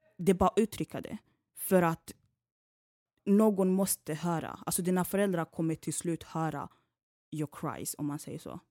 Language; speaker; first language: Swedish; early bilingual, other home language; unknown